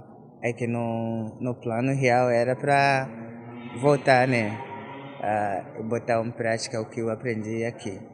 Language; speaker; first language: Portuguese; non-native, fluent; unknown